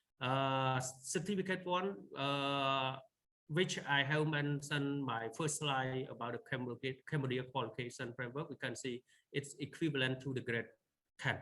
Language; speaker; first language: English; non-native, learner; Khmer